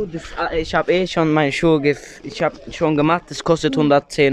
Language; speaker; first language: German; early bilingual, other home language; Turkish